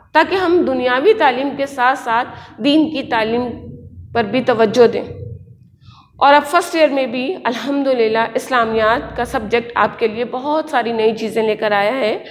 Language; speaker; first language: Urdu; native; Urdu